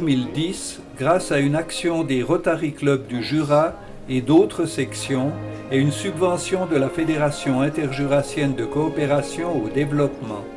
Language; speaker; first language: French; native; French